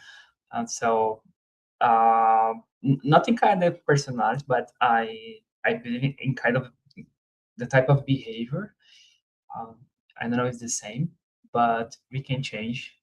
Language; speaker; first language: English; non-native, fluent; Portuguese